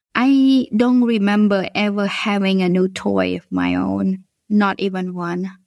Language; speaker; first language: English; non-native, fluent; Khmer